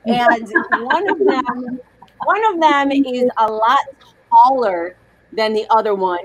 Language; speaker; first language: English; native; English